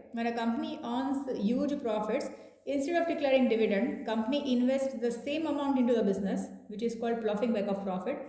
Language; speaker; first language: English; non-native, local second language; Gujarati